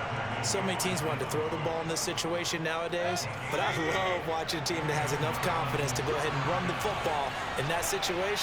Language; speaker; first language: English; native; English